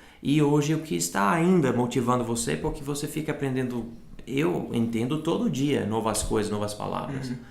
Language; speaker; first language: Portuguese; non-native, fluent; English